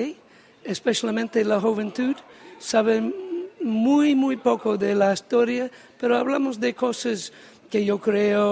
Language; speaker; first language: Spanish; non-native, learner; English